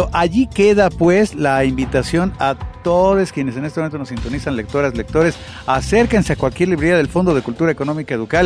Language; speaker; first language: Spanish; native; Spanish